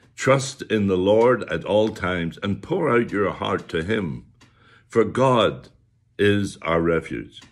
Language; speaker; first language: English; native; English